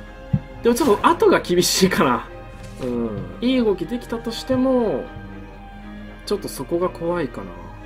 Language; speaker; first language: Japanese; native; Japanese